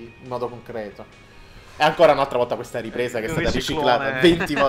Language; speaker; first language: Italian; native; Italian